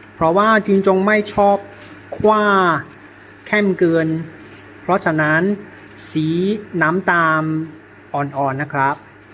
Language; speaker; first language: Thai; non-native, learner; Chinese